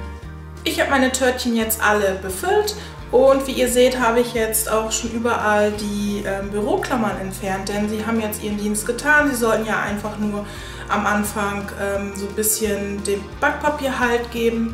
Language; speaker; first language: German; native; German